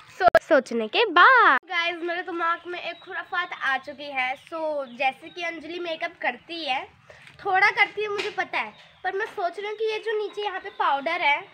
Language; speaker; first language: Hindi; native; Hindi